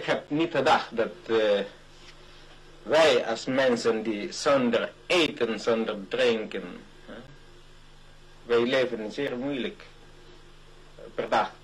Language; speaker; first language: Dutch; non-native, local second language; Malay